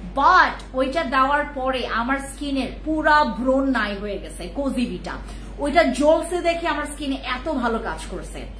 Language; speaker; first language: Bangla; non-native, local second language; Khasi